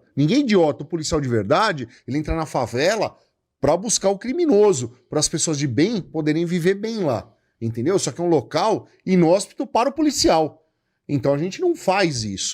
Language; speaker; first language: Portuguese; native; Portuguese